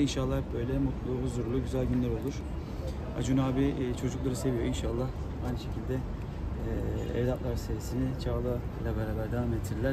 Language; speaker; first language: Turkish; native; Turkish